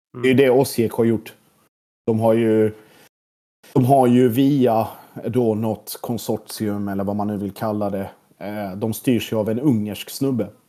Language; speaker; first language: Swedish; early bilingual, other home language; Croatian